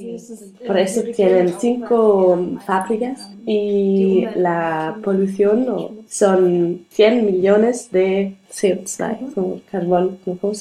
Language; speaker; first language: Spanish; non-native, learner; German